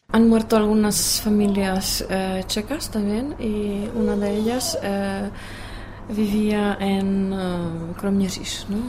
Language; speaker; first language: Spanish; non-native, fluent; Czech